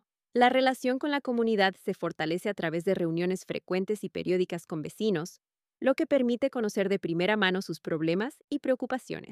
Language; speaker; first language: Spanish; native; Spanish